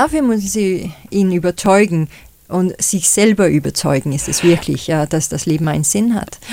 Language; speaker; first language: German; non-native, fluent; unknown